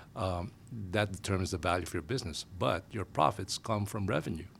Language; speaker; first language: English; non-native, local second language; Filipino